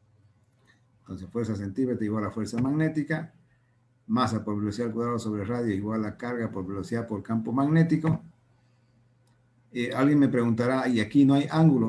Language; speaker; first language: Spanish; native; Spanish